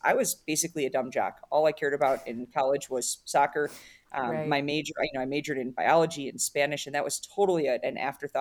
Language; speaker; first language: English; native; English